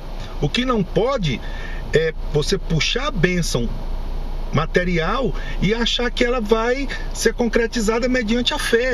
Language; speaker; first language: Portuguese; native; Portuguese